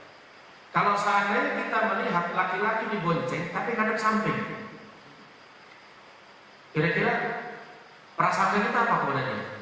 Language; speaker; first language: Indonesian; native; Indonesian